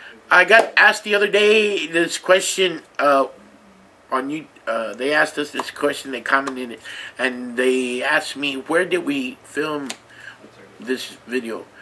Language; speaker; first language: English; early bilingual, other home language; Spanish